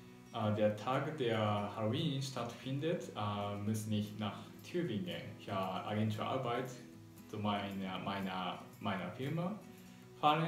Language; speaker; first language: German; non-native, learner; Japanese